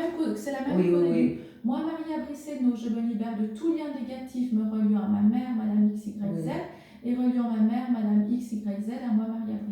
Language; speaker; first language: French; native; French